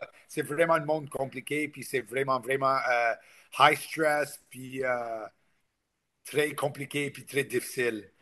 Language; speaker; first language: French; non-native, local second language; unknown